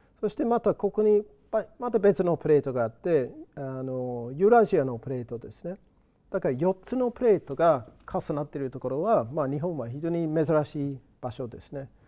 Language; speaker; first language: Japanese; non-native, fluent; English